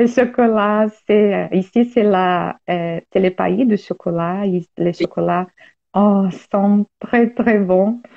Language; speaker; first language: French; non-native, learner; Portuguese